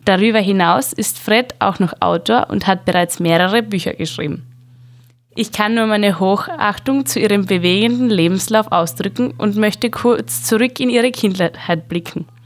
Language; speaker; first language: German; native; German